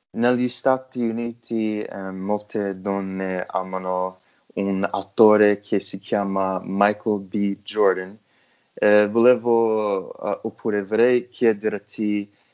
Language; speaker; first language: Italian; non-native, learner; English